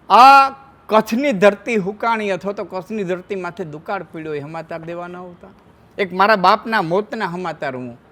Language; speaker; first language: Gujarati; native; Gujarati